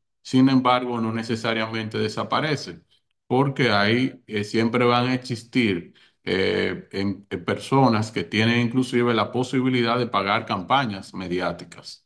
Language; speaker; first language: Spanish; native; Spanish